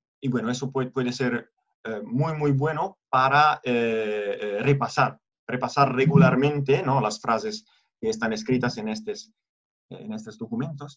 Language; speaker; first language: Spanish; non-native, fluent; Italian